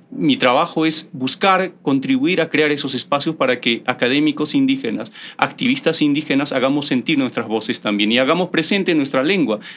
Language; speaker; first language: Spanish; native; Spanish